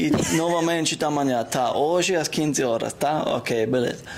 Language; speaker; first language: Portuguese; non-native, learner; German